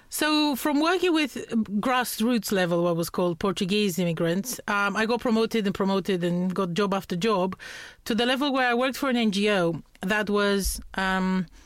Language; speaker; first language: English; non-native, fluent; Romanian